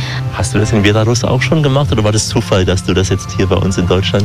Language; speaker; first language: German; native; German